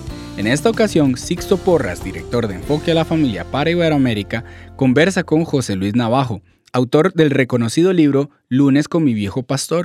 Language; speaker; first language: Spanish; native; Spanish